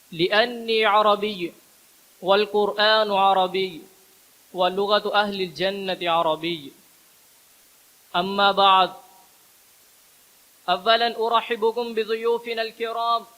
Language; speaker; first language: Arabic; non-native, learner; Urdu